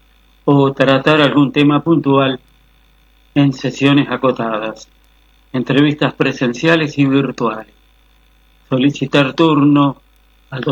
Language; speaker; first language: Spanish; native; Spanish